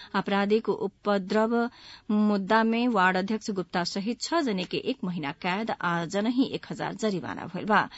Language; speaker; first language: Bhojpuri; native; Bhojpuri